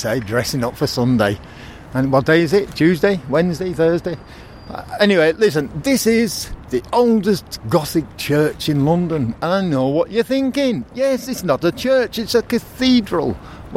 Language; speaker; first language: English; native; English